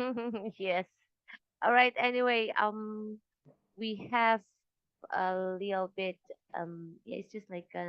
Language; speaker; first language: English; non-native, local second language; Indonesian